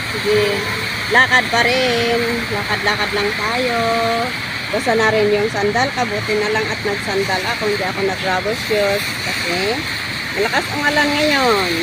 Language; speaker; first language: Filipino; non-native, local second language; Iloko